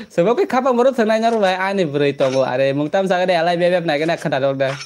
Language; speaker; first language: Hindi; non-native, local second language; Kok Borok